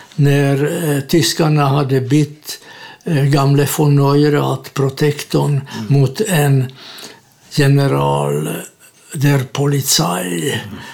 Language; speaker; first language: Swedish; non-native, fluent; Czech